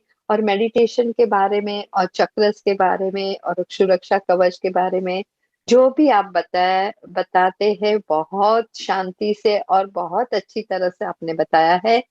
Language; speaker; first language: Hindi; non-native, local second language; Gujarati